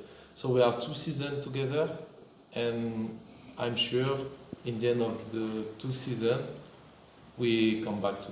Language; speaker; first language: English; non-native, fluent; French